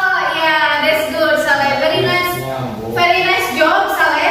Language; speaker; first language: English; non-native, fluent; Indonesian